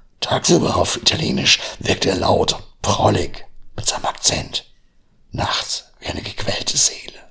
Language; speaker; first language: German; native; German